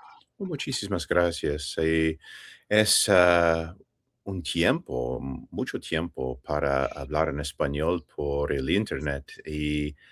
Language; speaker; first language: Spanish; non-native, fluent; English